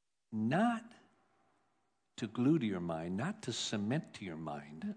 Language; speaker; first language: English; native; English